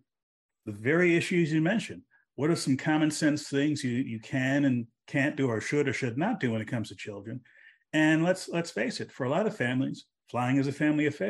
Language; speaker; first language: English; native; English